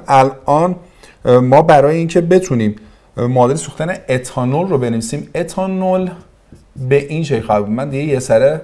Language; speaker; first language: Persian; native; Persian